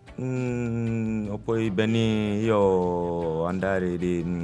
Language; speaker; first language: Italian; non-native, learner; Akan